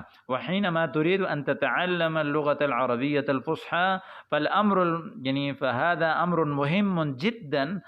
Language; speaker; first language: Arabic; non-native, fluent; Urdu